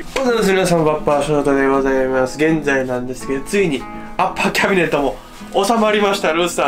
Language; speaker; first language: Japanese; native; Japanese